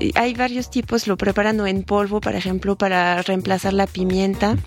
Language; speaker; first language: Spanish; non-native, fluent; French